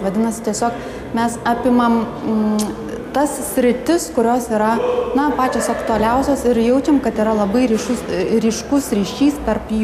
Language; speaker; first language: Lithuanian; native; Lithuanian